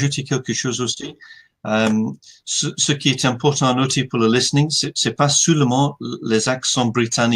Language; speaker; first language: French; non-native, fluent; English